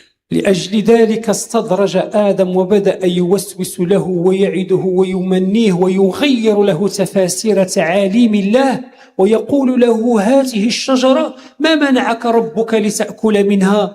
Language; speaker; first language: Arabic; native; Arabic